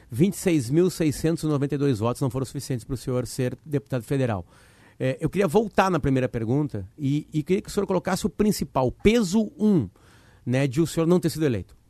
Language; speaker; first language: Portuguese; native; Portuguese